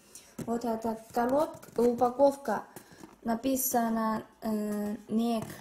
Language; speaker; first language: Russian; non-native, learner; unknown